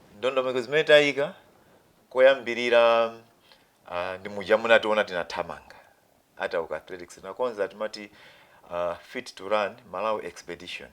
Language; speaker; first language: Nyanja; non-native, local second language; Tumbuka